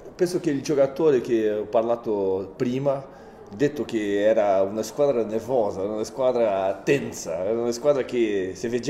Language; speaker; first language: Italian; non-native, fluent; Portuguese